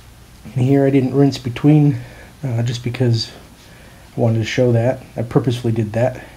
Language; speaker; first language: English; native; English